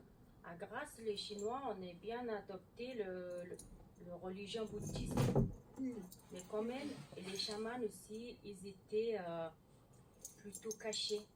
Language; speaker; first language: French; non-native, learner; Mongolian